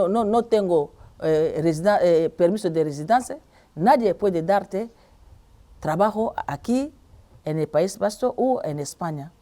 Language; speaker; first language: Spanish; non-native, learner; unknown